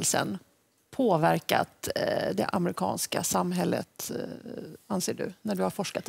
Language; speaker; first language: Swedish; native; Swedish